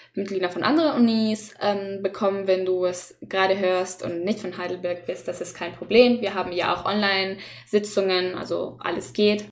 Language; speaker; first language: German; non-native, fluent; Spanish